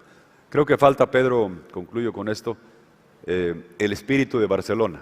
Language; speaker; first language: Spanish; native; Spanish